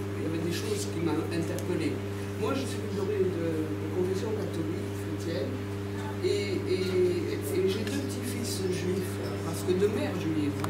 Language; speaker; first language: French; native; French